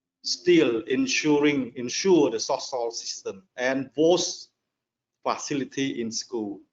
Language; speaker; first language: English; non-native, learner; Khmer